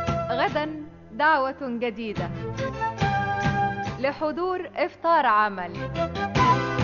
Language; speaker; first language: Arabic; native; Arabic